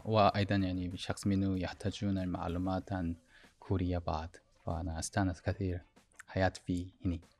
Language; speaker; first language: Arabic; non-native, learner; Korean